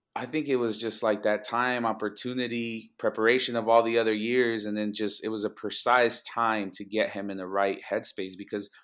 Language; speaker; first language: English; early bilingual, other home language; Spanish